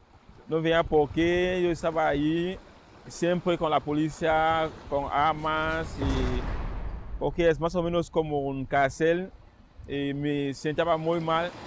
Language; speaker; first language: Spanish; non-native, fluent; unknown